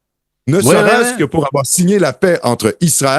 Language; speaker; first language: French; native; French